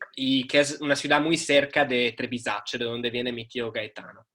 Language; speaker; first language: Spanish; non-native, fluent; Italian